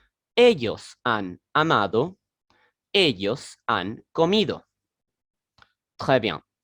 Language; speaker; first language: Spanish; non-native, learner; French